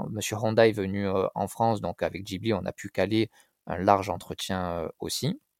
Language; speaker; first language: French; native; French